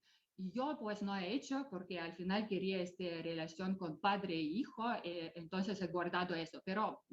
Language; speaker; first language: Spanish; non-native, fluent; Lithuanian